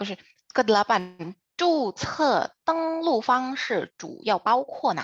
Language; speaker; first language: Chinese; non-native, fluent; Indonesian